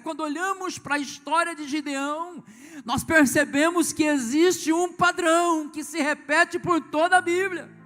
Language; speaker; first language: Portuguese; native; Portuguese